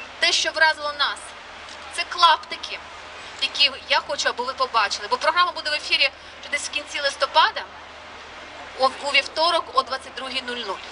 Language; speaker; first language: Ukrainian; native; Ukrainian